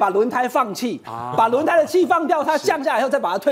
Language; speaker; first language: Chinese; native; Chinese